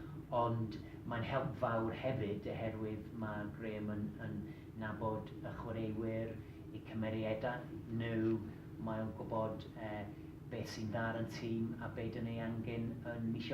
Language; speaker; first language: Welsh; non-native, learner; English